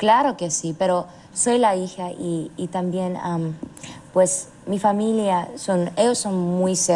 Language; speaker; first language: Spanish; non-native, learner; English